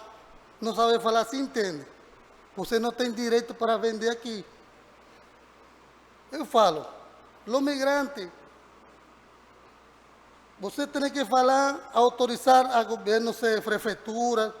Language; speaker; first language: Portuguese; non-native, learner; Spanish